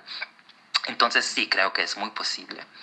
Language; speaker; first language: Spanish; non-native, fluent; Arabic